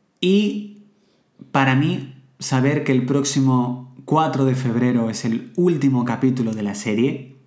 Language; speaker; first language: Spanish; native; Spanish